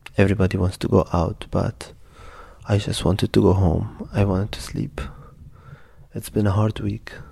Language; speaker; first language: English; non-native, fluent; Arabic